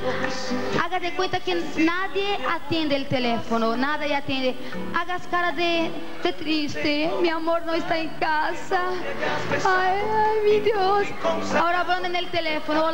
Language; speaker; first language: Spanish; non-native, fluent; Portuguese